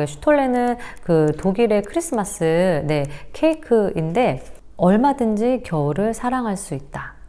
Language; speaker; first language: Korean; native; Korean